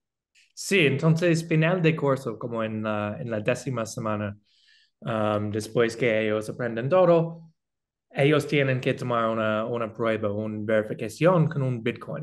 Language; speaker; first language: Spanish; non-native, fluent; English